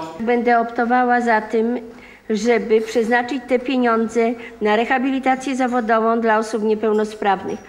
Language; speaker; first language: Polish; native; Polish